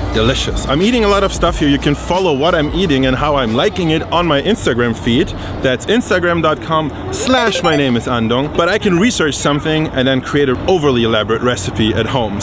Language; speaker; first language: English; non-native, fluent; German